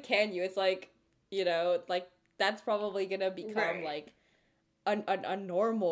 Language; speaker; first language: English; early bilingual, other home language; Telugu